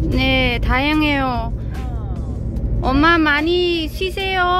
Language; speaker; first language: Korean; non-native, learner; Vietnamese